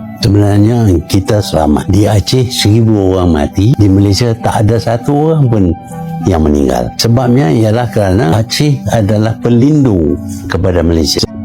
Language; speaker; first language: Malay; native; Malay